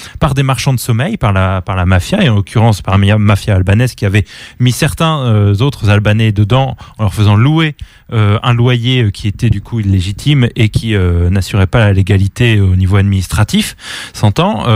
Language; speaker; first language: French; native; French